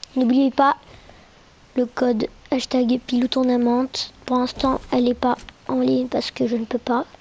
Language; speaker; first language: French; native; French